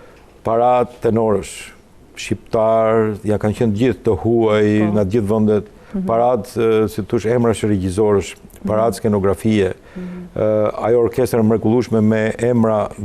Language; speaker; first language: Albanian; native; Albanian